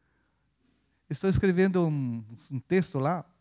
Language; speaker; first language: Portuguese; non-native, fluent; Spanish